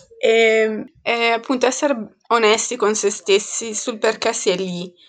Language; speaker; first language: Italian; early bilingual, other home language; Arabic